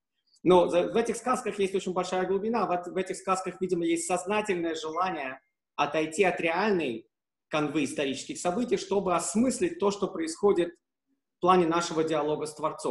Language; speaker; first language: Russian; native; Russian